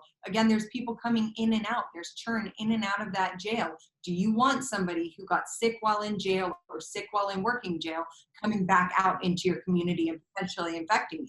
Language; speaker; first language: English; native; English